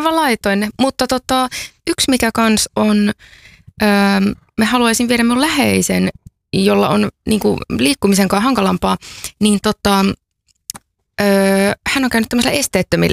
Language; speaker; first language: Finnish; native; Finnish